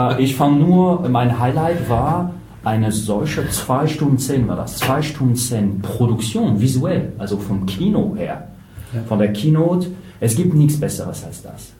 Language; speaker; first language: German; non-native, fluent; French